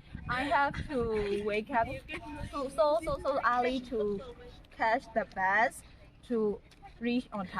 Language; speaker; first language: English; non-native, learner; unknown